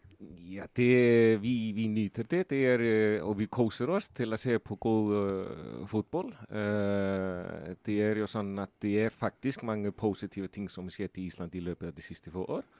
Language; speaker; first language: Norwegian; non-native, fluent; Icelandic